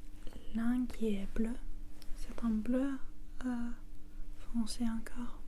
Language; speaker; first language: French; non-native, learner; English